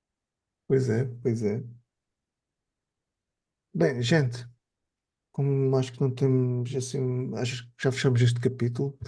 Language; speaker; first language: Portuguese; native; Portuguese